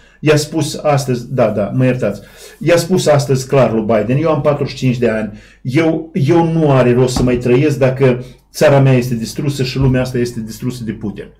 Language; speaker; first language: Romanian; native; Romanian